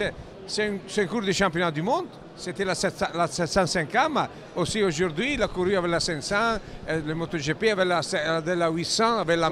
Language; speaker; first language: French; non-native, learner; Italian